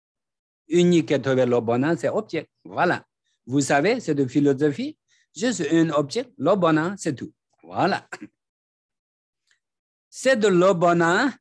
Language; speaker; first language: French; non-native, learner; Tibetan